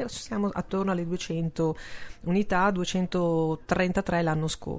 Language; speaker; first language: Italian; native; Italian